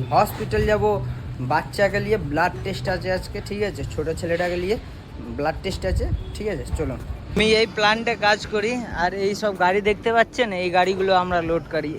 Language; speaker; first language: Bangla; non-native, learner; Hindi